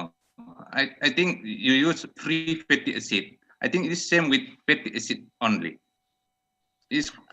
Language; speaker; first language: English; non-native, fluent; Indonesian